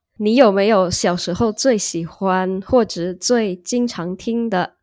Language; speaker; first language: Chinese; non-native, learner; Indonesian